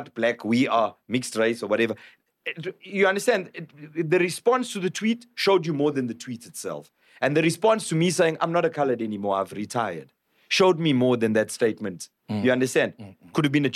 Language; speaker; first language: English; non-native, local second language; Zulu